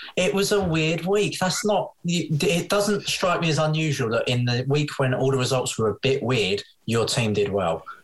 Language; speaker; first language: English; native; English